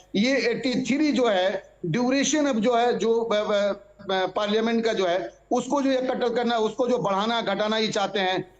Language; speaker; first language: Hindi; native; Hindi